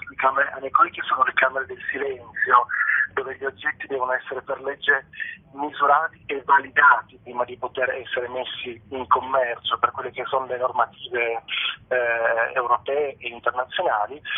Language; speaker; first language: Italian; native; Italian